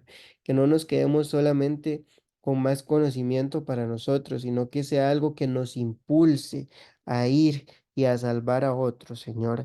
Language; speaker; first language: Spanish; native; Spanish